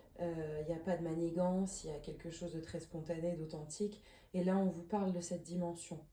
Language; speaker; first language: French; native; French